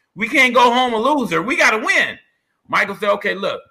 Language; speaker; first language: English; native; English